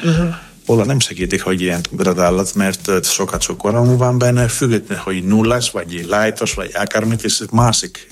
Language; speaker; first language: Hungarian; non-native, learner; Greek